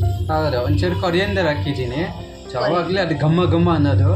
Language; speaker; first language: Kannada; non-native, fluent; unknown